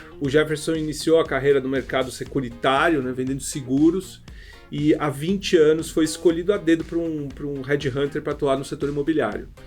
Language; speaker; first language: Portuguese; native; Portuguese